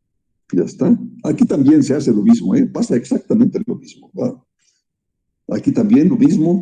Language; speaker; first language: Spanish; native; Spanish